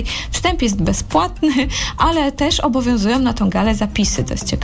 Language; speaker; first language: Polish; native; Polish